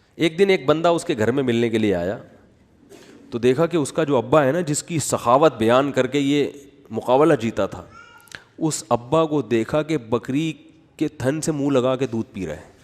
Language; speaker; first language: Urdu; native; Urdu